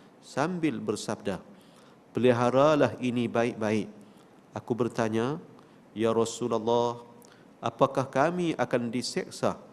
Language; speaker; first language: Malay; native; Malay